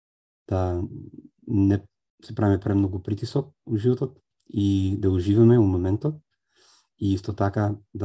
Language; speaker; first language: Macedonian; non-native, fluent; English